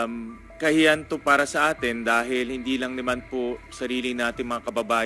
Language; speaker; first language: Filipino; native; Filipino